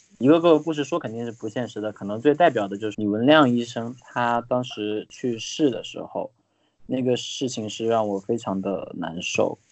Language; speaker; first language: Chinese; native; Chinese